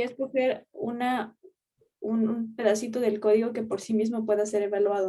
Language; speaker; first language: Spanish; native; Spanish